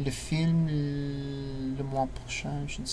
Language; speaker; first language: French; non-native, learner; English